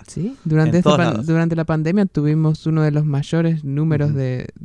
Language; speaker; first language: Spanish; native; Spanish